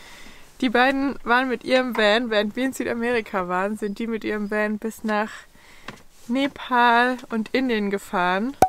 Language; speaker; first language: German; native; German